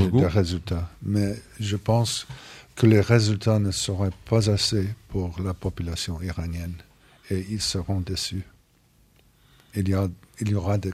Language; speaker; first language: French; non-native, fluent; English